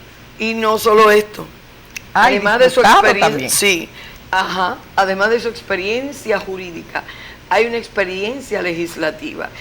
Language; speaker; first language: Spanish; native; Spanish